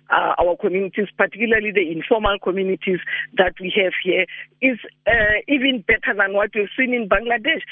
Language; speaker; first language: English; non-native, local second language; Northern Sotho